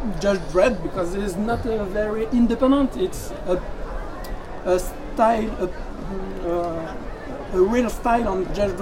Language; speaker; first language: English; non-native, learner; French